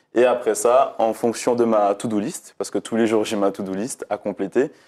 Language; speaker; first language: French; native; French